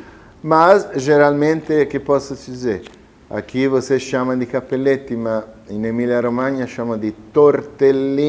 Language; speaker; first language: Portuguese; non-native, fluent; Italian